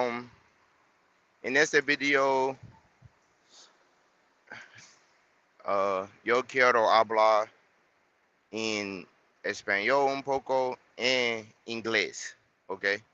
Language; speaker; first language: Spanish; non-native, learner; English